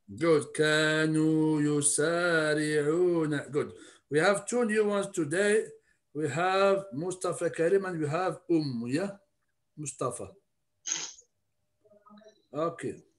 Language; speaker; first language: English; non-native, fluent; Arabic